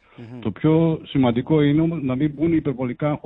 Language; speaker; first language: Greek; native; Greek